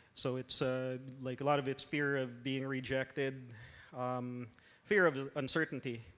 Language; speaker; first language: English; non-native, local second language; Filipino